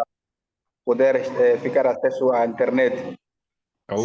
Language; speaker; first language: Portuguese; non-native, local second language; Nyanja